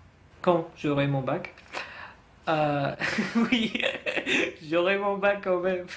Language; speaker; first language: French; non-native, fluent; Arabic